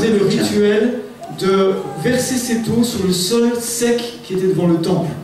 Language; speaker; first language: French; native; French